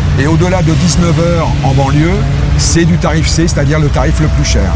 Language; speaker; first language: French; native; French